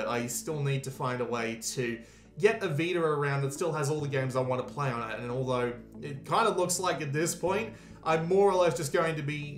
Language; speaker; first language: English; native; English